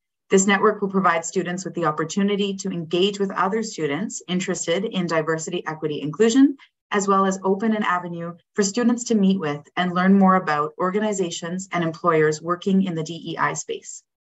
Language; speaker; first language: English; native; English